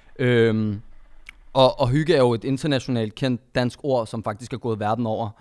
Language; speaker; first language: Danish; early bilingual, other home language; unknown